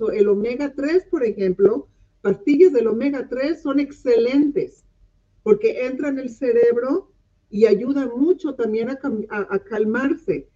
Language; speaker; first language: Spanish; non-native, local second language; English